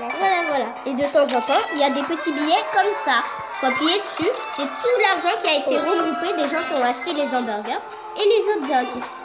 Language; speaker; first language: French; native; French